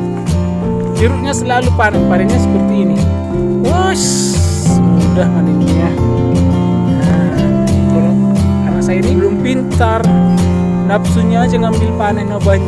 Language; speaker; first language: Indonesian; non-native, local second language; Batak Toba